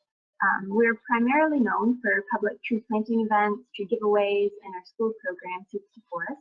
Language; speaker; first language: English; native; English